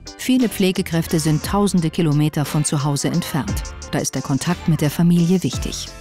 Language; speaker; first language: German; native; German